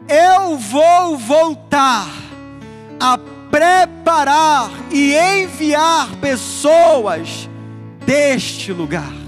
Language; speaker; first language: Portuguese; native; Portuguese